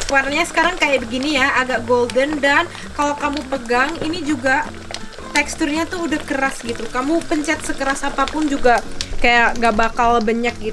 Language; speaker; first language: Indonesian; early bilingual, heritage; Indonesian